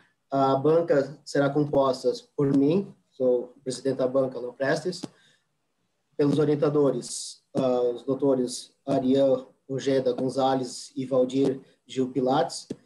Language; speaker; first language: Portuguese; native; Portuguese